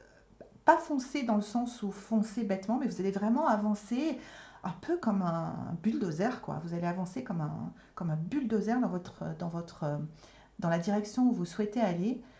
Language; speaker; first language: French; native; French